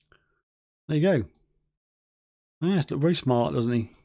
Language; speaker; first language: English; native; English